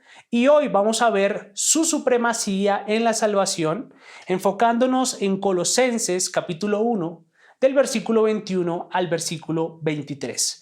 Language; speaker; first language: Spanish; native; Spanish